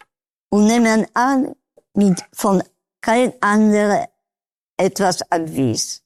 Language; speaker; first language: German; non-native, learner; Polish